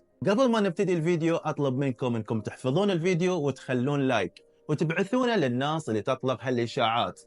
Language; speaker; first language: Arabic; native; Arabic